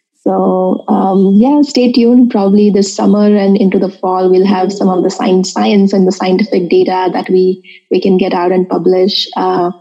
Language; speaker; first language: English; non-native, local second language; Marathi